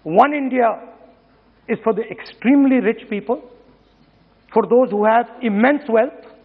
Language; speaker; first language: English; non-native, local second language; Hindi